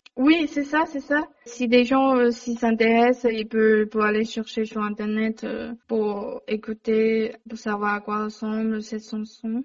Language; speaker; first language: French; non-native, learner; Chinese